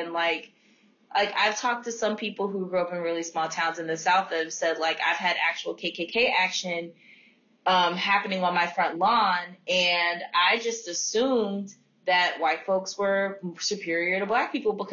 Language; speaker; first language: English; native; English